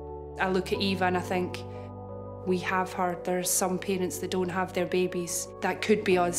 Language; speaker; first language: English; native; English